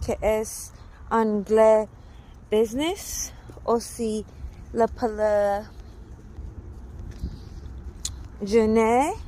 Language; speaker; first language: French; non-native, learner; Spanish